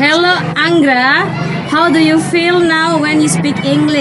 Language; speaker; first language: English; non-native, learner; Indonesian